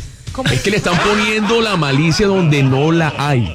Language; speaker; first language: Spanish; native; Spanish